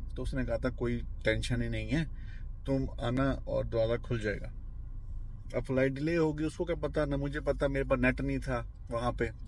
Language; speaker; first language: Urdu; non-native, local second language; Punjabi